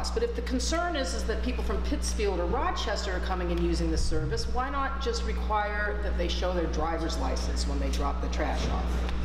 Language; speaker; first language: English; native; English